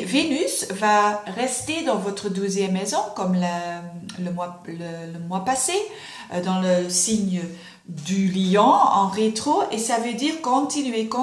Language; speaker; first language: French; non-native, fluent; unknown